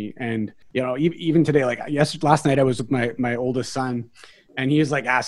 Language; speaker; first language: English; native; English